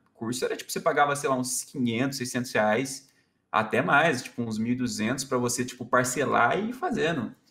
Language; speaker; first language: Portuguese; native; Portuguese